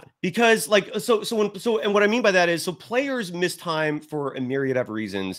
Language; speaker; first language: English; native; English